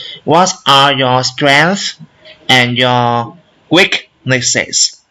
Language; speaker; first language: English; non-native, learner; Vietnamese